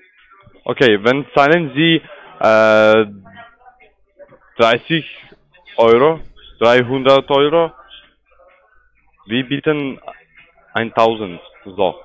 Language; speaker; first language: German; non-native, learner; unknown